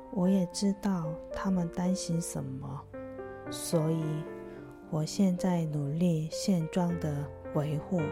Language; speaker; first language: Chinese; non-native, fluent; Korean